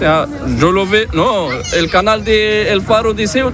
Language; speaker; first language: Spanish; non-native, learner; Arabic